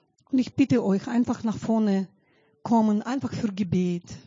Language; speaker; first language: German; non-native, fluent; Russian